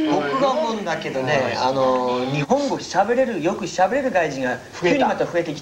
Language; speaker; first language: Japanese; non-native, fluent; English